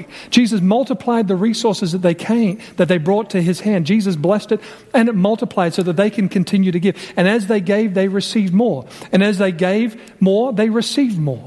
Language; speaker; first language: English; native; English